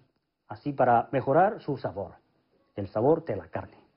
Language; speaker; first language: Spanish; non-native, fluent; Chinese